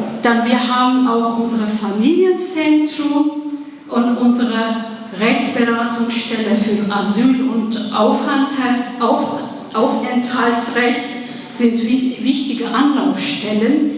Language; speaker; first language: German; non-native, fluent; Kurdish